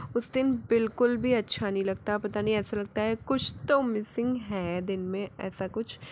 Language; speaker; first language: Hindi; native; Hindi